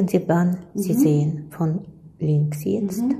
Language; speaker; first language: German; non-native, learner; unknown